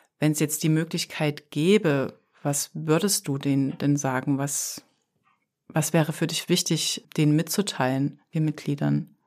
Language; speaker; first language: German; native; German